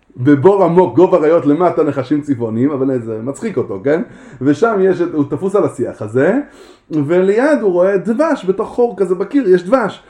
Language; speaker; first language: Hebrew; native; Hebrew